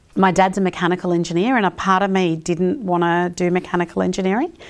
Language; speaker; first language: English; early bilingual, other home language; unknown